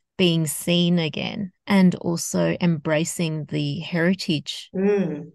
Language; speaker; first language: English; native; English